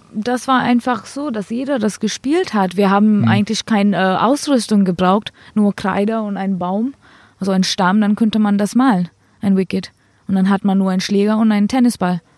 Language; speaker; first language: German; non-native, fluent; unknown